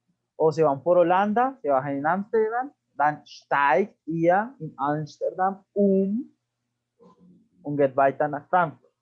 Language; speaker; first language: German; non-native, fluent; Spanish